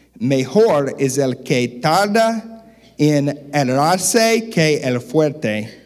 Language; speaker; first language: Spanish; non-native, learner; English